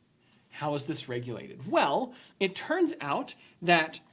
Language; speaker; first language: English; native; English